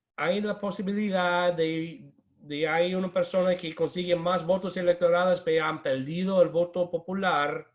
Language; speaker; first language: Spanish; non-native, fluent; English